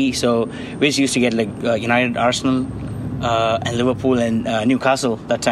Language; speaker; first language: English; non-native, local second language; Tamil